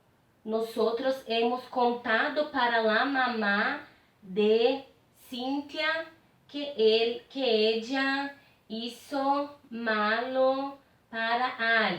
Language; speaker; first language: Spanish; non-native, fluent; Portuguese